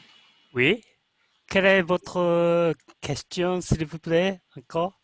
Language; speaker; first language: French; non-native, learner; Russian